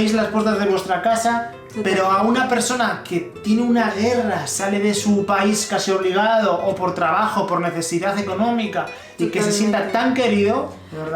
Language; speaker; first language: Spanish; native; Spanish